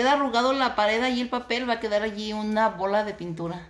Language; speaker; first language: Spanish; native; Spanish